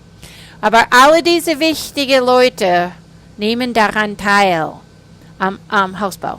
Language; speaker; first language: German; non-native, fluent; English